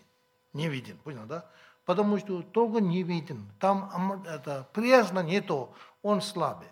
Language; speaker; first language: Russian; non-native, learner; Tibetan